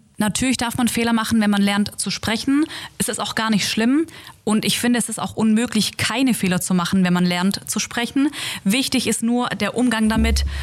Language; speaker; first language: German; native; German